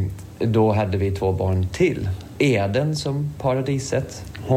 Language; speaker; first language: Swedish; non-native, fluent; English